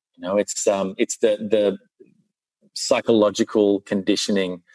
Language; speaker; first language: English; early bilingual, other home language; Sinhala